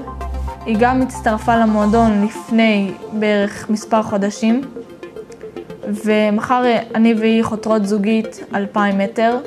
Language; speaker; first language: Hebrew; early bilingual, other home language; Russian